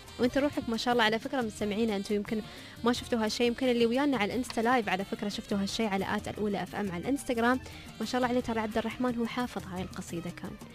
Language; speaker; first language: Arabic; native; Arabic